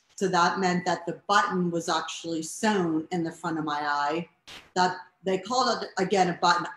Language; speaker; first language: English; native; English